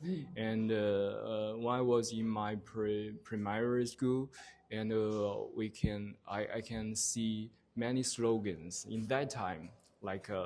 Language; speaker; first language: English; non-native, learner; Chinese